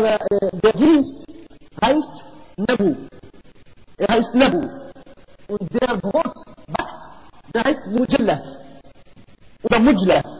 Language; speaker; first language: German; non-native, fluent; Arabic